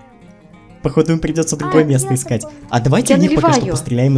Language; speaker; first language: Russian; native; Russian